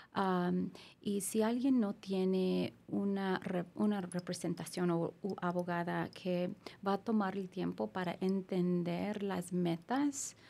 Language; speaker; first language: Spanish; non-native, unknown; English